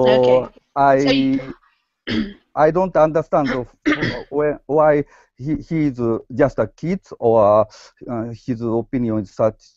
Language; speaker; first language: English; non-native, learner; Japanese